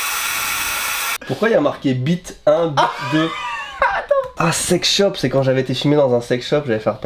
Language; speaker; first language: French; native; French